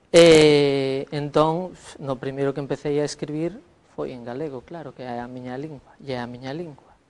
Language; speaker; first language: Galician; native; Galician